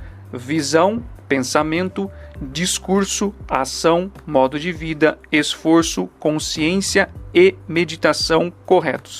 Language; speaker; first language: Portuguese; native; Portuguese